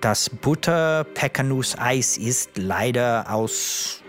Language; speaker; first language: German; non-native, learner; English